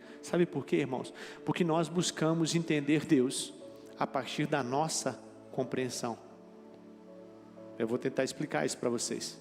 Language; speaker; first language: Portuguese; native; Portuguese